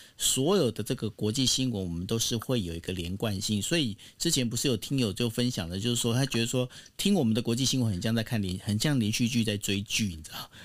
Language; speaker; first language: Chinese; native; Chinese